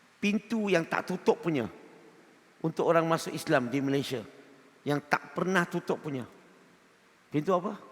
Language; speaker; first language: Malay; non-native, local second language; Chinese